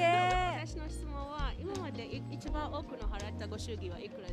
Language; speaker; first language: Japanese; non-native, learner; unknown